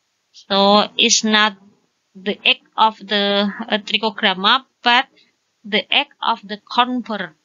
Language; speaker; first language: English; non-native, learner; Indonesian